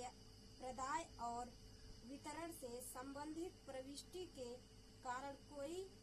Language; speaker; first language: Hindi; native; Hindi